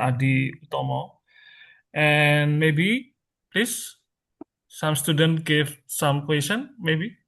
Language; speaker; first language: English; non-native, learner; Indonesian